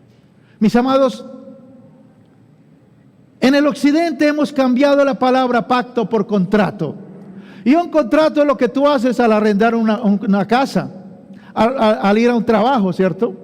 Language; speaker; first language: Spanish; native; Spanish